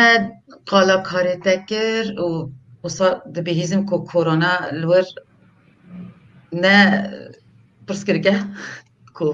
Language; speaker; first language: Kurdish; native; Kurdish